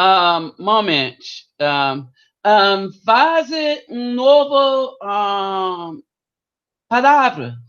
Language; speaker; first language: Portuguese; non-native, learner; English